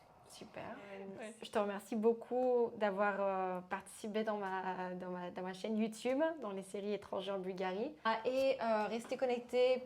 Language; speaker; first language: French; non-native, fluent; Bulgarian